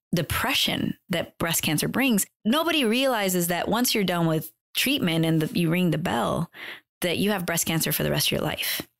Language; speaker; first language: English; native; English